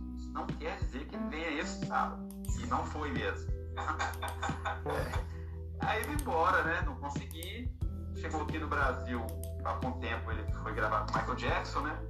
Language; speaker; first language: Portuguese; native; Portuguese